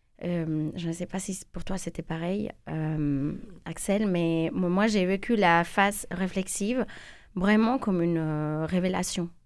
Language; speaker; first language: French; non-native, fluent; Spanish